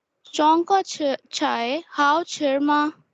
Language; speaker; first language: Chinese; non-native, learner; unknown